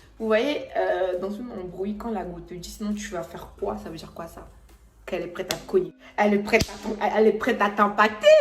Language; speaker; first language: French; native; French